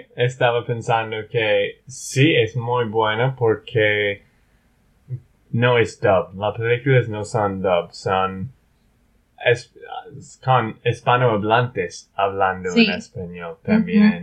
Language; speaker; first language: Spanish; non-native, learner; English